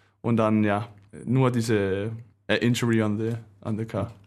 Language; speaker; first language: German; non-native, learner; Danish